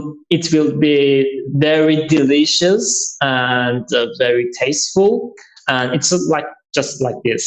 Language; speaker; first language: English; non-native, learner; Persian